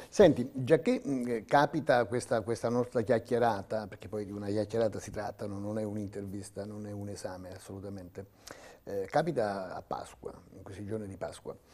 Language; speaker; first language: Italian; native; Italian